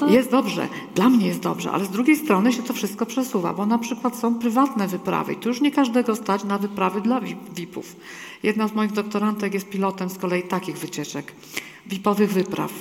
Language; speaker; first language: Polish; native; Polish